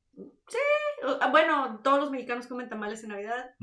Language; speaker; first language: Spanish; native; Spanish